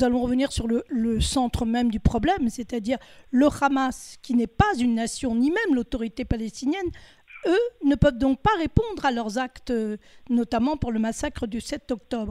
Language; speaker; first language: French; native; French